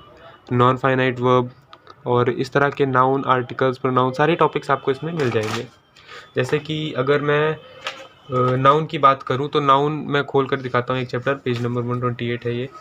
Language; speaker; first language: Hindi; native; Hindi